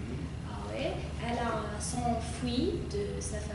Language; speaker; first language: French; non-native, learner; Arabic